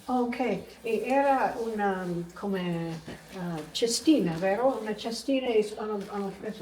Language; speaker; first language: Italian; non-native, learner; English